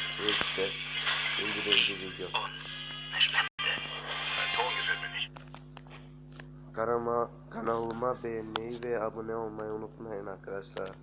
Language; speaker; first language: Turkish; early bilingual, heritage; Turkish